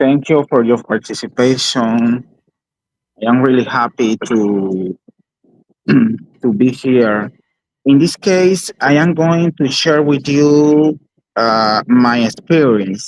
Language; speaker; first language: English; non-native, learner; Spanish